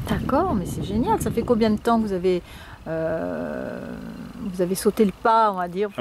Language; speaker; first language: French; native; French